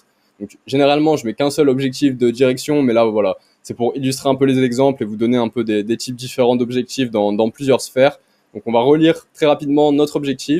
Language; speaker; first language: French; native; French